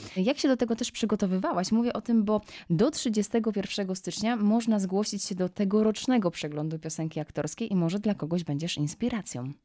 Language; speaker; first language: Polish; native; Polish